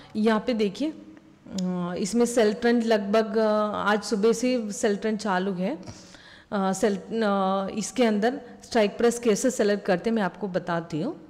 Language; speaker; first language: Hindi; non-native, local second language; Malayalam